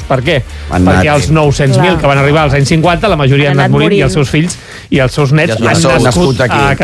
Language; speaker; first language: Catalan; native; Catalan